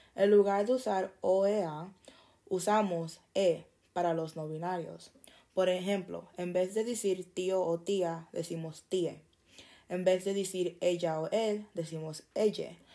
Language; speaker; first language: Spanish; early bilingual, heritage; Spanish